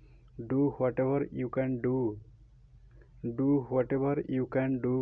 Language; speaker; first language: English; non-native, local second language; Odia